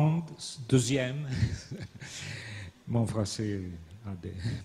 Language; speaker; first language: French; non-native, learner; Italian